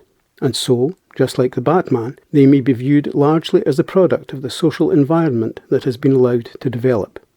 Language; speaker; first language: English; native; English